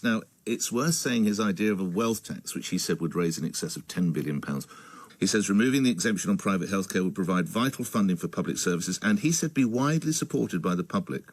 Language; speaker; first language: English; native; English